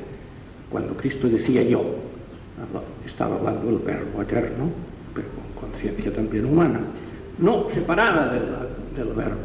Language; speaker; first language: Spanish; non-native, local second language; Catalan